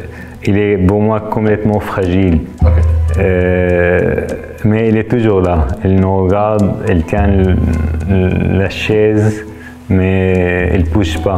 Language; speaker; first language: French; non-native, fluent; Arabic